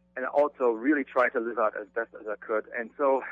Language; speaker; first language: English; non-native, fluent; German